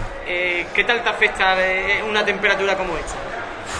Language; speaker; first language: Spanish; native; Spanish